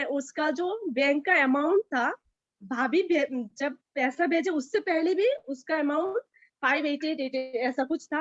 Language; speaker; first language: Hindi; native; Hindi